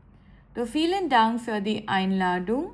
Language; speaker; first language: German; non-native, fluent; Gujarati